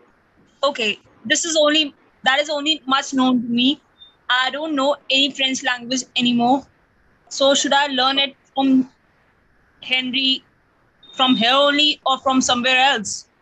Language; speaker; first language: English; non-native, local second language; Hindi